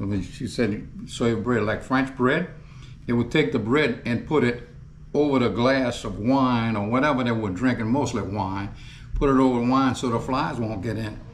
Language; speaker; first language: English; native; English